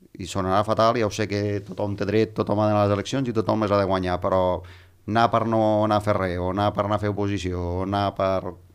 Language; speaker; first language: Catalan; native; Catalan